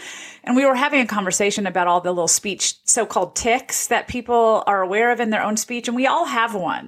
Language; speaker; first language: English; native; English